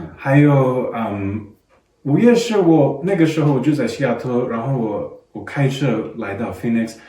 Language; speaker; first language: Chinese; non-native, learner; English